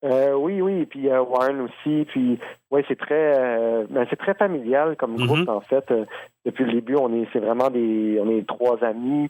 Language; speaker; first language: French; native; French